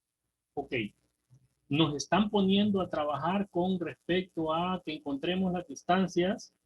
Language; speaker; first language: Spanish; native; Spanish